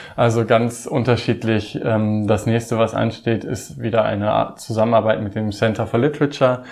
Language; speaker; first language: German; native; German